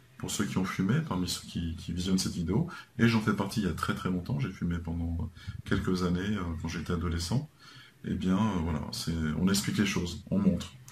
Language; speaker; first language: French; native; French